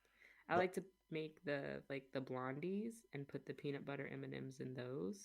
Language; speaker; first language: English; native; English